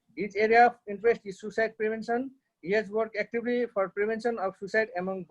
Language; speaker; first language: English; non-native, local second language; Nepali